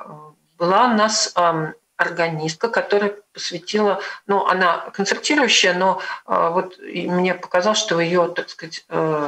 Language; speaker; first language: Russian; native; Russian